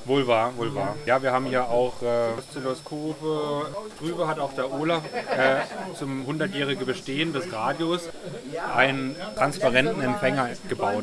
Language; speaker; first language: German; native; German